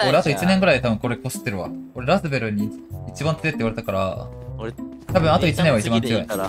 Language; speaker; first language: Japanese; native; Japanese